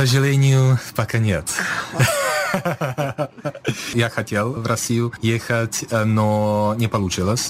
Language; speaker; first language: Russian; non-native, fluent; Czech